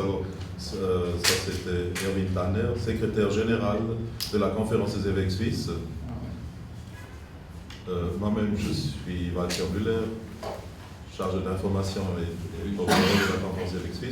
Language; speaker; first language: French; non-native, fluent; German